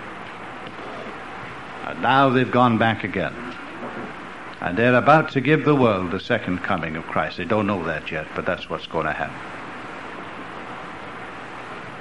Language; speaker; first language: English; native; English